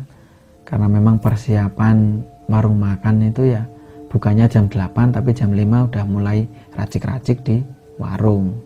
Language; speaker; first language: Indonesian; native; Indonesian